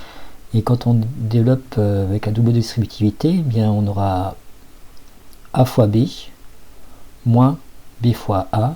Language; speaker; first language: French; native; French